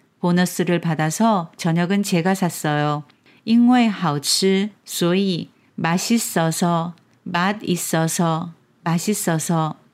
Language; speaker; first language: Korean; non-native, fluent; Chinese